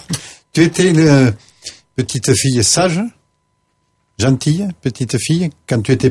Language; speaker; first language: French; native; French